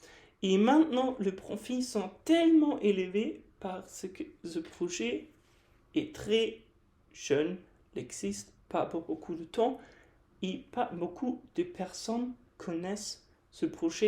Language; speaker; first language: French; non-native, fluent; German